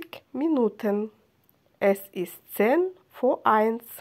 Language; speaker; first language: German; non-native, fluent; Russian